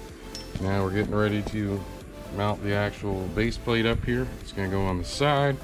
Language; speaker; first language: English; native; English